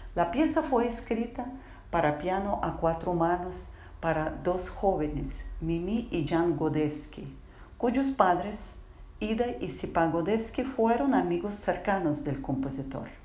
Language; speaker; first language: Spanish; non-native, fluent; Russian